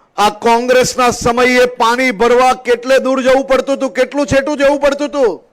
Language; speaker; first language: Gujarati; native; Gujarati